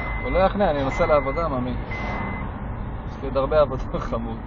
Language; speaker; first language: Hebrew; native; Hebrew